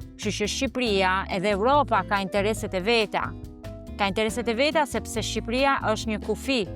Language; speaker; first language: Albanian; early bilingual, heritage; Albanian